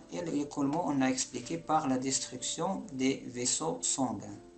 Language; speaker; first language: French; non-native, local second language; Arabic